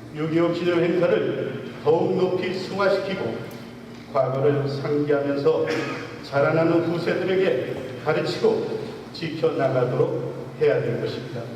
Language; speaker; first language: Korean; native; Korean